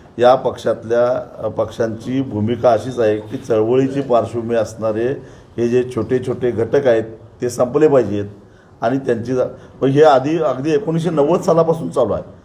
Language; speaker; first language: Marathi; native; Marathi